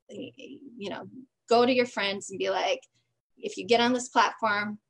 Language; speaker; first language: English; native; English